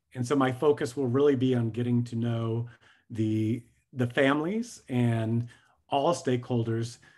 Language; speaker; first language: English; native; English